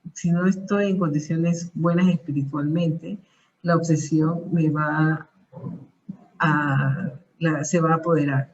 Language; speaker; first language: Spanish; early bilingual, heritage; Spanish